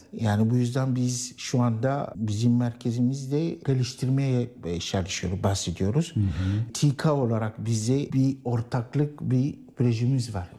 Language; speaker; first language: Turkish; non-native, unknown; Arabic